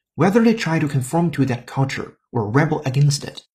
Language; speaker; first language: English; non-native, fluent; Chinese